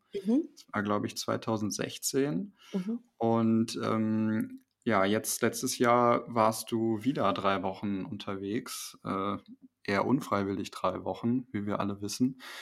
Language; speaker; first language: German; native; German